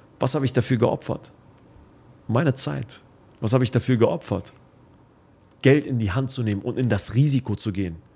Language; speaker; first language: German; early bilingual, other home language; Arabic